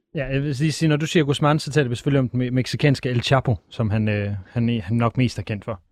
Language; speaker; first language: Danish; native; Danish